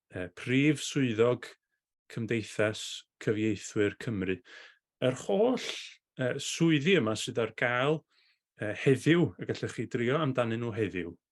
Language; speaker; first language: Welsh; native; Welsh